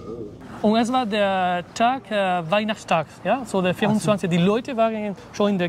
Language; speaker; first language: German; non-native, fluent; Spanish